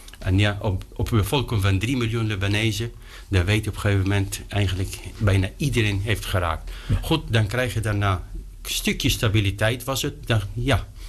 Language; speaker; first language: Dutch; non-native, fluent; Arabic